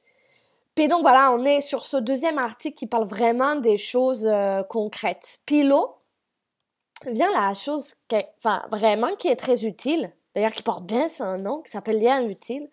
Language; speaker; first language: French; native; French